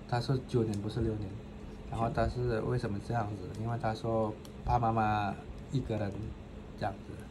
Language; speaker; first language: Chinese; non-native, fluent; Indonesian